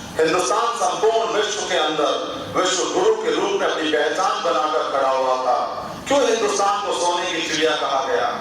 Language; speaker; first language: Hindi; native; Hindi